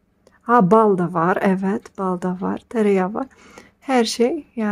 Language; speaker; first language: Turkish; non-native, fluent; Polish